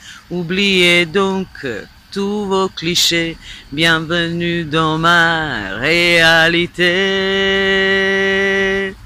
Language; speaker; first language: French; non-native, fluent; Serbian